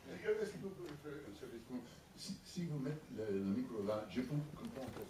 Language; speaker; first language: French; non-native, learner; English